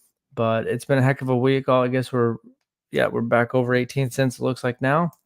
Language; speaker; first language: English; native; English